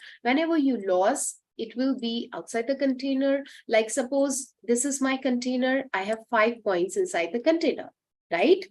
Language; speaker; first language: English; non-native, local second language; Hindi